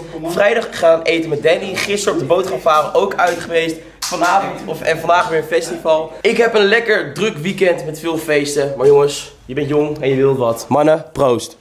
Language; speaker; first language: Dutch; native; Dutch